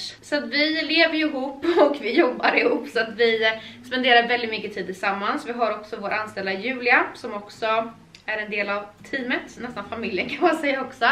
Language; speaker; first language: Swedish; native; Swedish